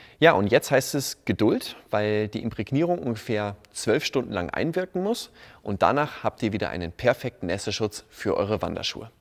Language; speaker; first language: German; native; German